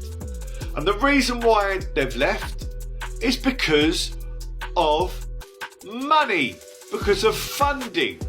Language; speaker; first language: English; native; English